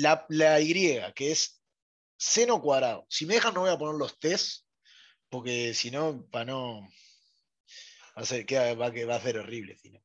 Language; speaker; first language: Spanish; native; Spanish